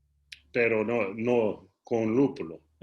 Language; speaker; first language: Spanish; non-native, learner; English